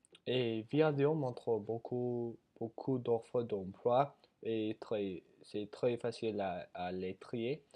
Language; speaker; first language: French; non-native, learner; English